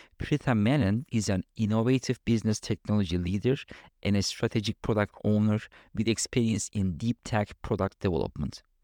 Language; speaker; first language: English; non-native, fluent; Turkish